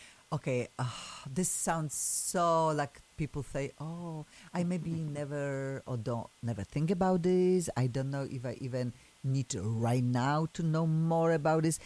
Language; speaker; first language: English; non-native, fluent; Polish